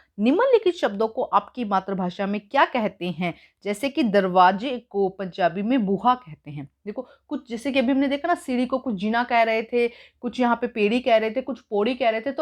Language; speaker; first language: Hindi; native; Hindi